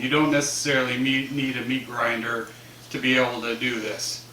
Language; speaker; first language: English; native; English